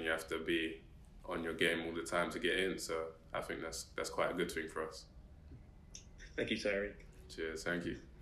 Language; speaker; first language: English; native; English